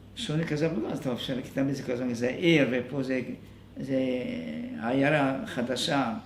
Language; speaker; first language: Hebrew; non-native, fluent; Arabic